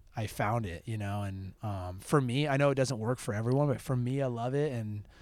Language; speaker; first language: English; native; English